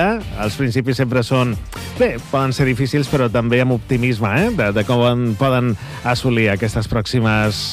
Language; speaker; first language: Catalan; native; Catalan